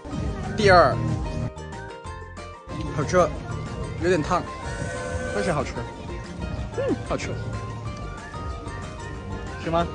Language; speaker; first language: Chinese; non-native, fluent; Thai